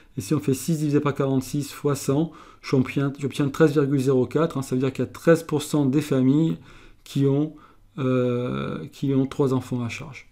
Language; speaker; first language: French; native; French